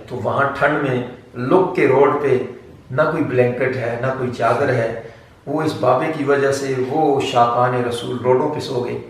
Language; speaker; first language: Urdu; non-native, local second language; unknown